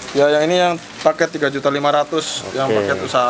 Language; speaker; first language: Indonesian; native; Indonesian